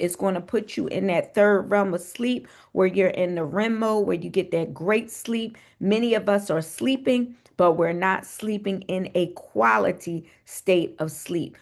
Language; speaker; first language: English; native; English